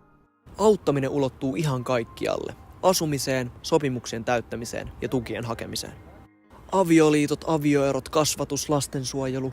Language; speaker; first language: Finnish; native; Finnish